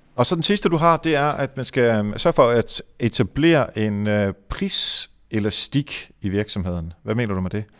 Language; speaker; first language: Danish; native; Danish